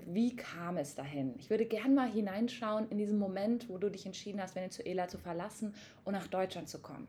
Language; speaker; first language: German; native; German